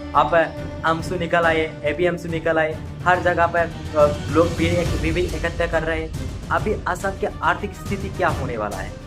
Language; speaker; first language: Hindi; non-native, local second language; Bangla